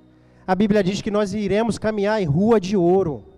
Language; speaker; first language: Portuguese; native; Portuguese